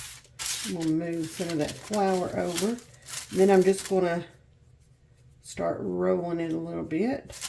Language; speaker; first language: English; native; English